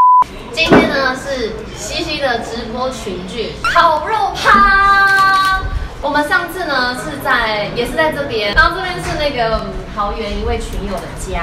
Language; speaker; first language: Chinese; native; Chinese